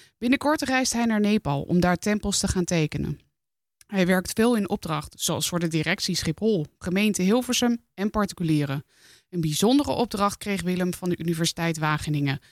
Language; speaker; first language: Dutch; native; Dutch